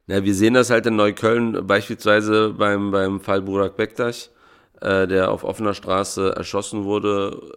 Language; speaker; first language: German; native; German